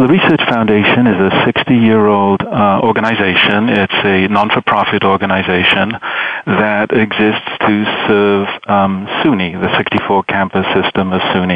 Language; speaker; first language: English; native; English